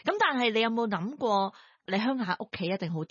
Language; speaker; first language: Cantonese; native; Cantonese